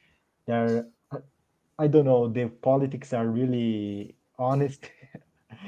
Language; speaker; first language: English; non-native, learner; Portuguese